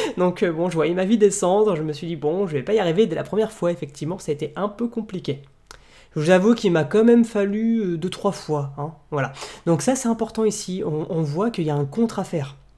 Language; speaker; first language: French; native; French